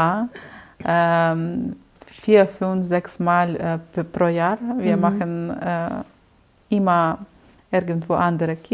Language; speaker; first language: German; non-native, learner; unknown